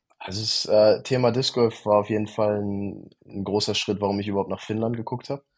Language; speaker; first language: German; native; German